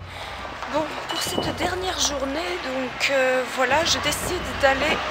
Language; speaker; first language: French; native; French